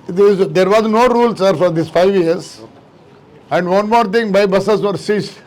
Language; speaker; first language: English; non-native, local second language; Telugu